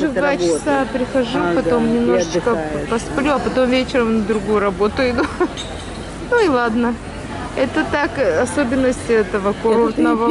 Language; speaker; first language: Russian; native; Russian